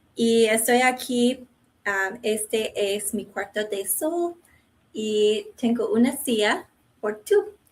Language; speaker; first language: Spanish; non-native, learner; English